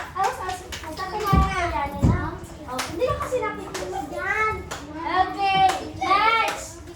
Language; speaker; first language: Filipino; non-native, local second language; Cebuano